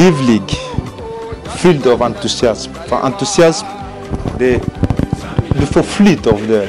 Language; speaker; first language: Swedish; non-native, fluent; Lingala